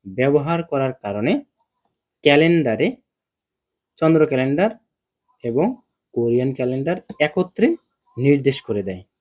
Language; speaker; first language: Bangla; native; Bangla